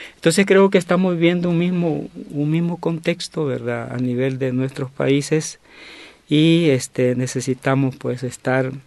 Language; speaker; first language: Spanish; native; Spanish